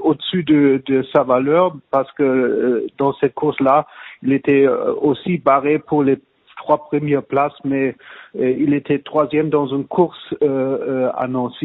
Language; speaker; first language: French; non-native, fluent; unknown